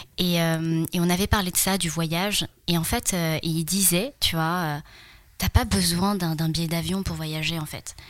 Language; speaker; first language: French; early bilingual, other home language; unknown